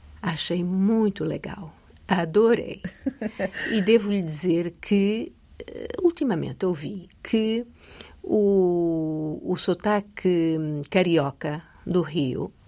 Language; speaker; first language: Portuguese; early bilingual, other home language; Polish